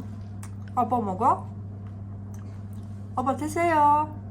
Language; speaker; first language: Korean; non-native, learner; Persian